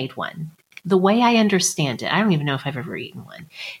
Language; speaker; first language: English; native; English